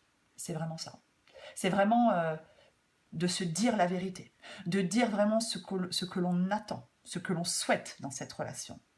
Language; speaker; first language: French; native; French